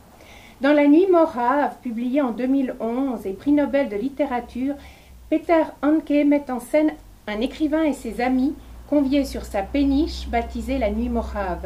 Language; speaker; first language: French; native; French